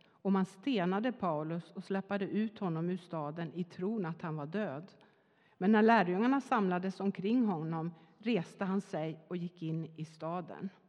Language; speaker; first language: Swedish; native; Swedish